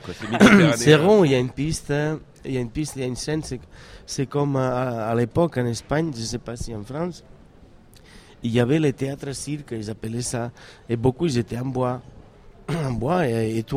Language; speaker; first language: French; non-native, fluent; Catalan